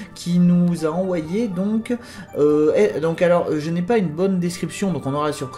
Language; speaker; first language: French; native; French